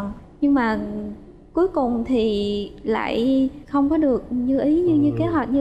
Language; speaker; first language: Vietnamese; native; Vietnamese